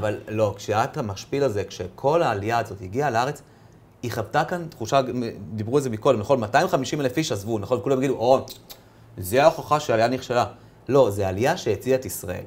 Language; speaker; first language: Hebrew; early bilingual, other home language; Russian